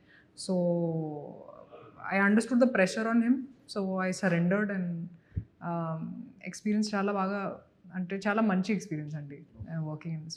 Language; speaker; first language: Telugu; non-native, local second language; Hindi